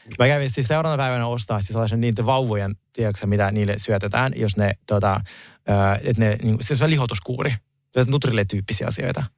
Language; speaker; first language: Finnish; non-native, fluent; Russian